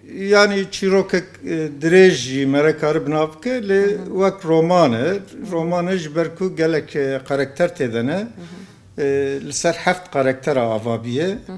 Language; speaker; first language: Kurdish; native; Kurdish